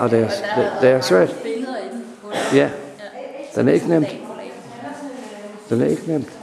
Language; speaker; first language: Danish; non-native, learner; English